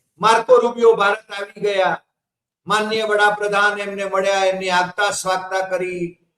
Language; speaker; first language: Gujarati; native; Gujarati